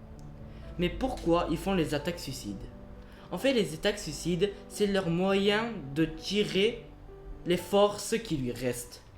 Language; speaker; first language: French; early bilingual, other home language; Japanese